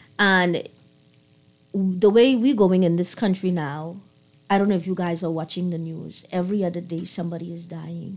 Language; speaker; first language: English; native; English